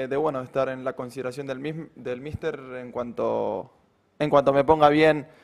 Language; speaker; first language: Spanish; native; Spanish